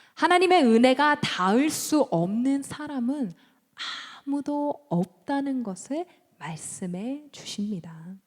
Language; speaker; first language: Korean; early bilingual, heritage; Korean